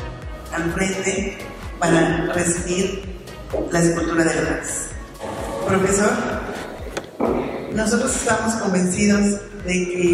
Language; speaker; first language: Spanish; native; Spanish